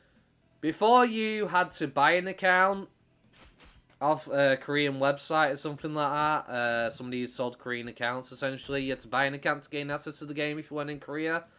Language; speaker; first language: English; native; English